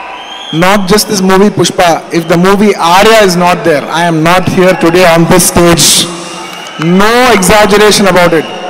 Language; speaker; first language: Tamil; non-native, local second language; Telugu